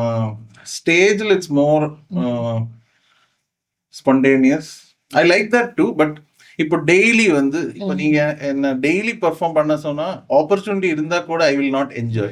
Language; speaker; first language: Tamil; non-native, fluent; Malayalam